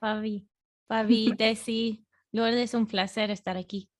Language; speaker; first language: Spanish; non-native, fluent; English